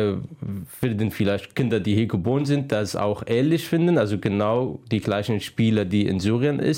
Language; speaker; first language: German; non-native, fluent; Arabic